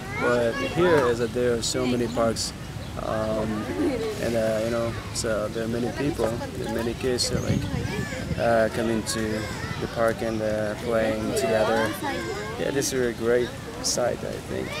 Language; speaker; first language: English; non-native, learner; Japanese